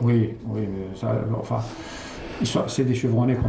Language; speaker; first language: French; non-native, local second language; Arabic